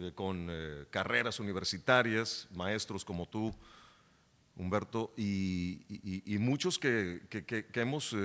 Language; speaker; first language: Spanish; native; Spanish